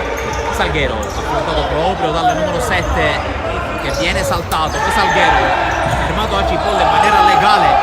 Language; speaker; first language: Italian; native; Italian